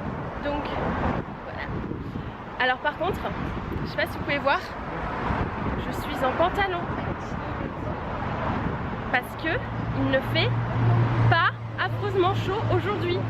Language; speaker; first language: French; native; French